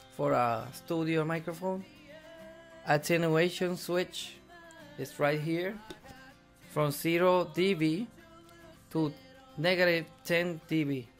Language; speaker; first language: English; non-native, fluent; Spanish